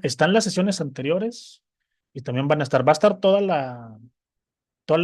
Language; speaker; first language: Spanish; native; Spanish